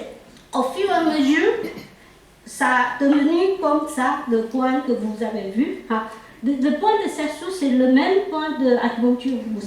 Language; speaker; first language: French; non-native, local second language; Chinese